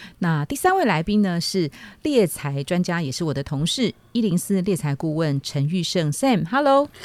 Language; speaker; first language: Chinese; native; Chinese